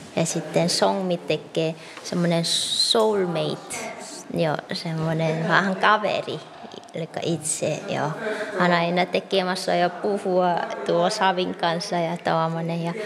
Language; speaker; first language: Finnish; non-native, learner; Korean